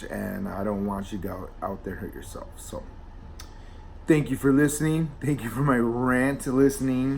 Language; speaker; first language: English; native; English